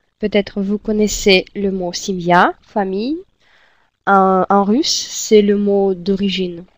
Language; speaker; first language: French; non-native, fluent; Russian